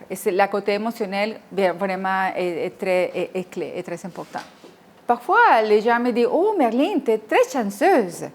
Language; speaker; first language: French; non-native, fluent; Spanish